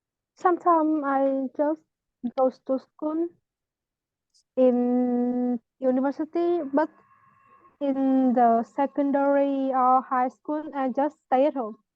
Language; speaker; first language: English; non-native, learner; Vietnamese